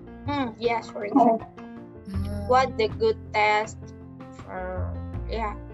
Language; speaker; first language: English; non-native, learner; Indonesian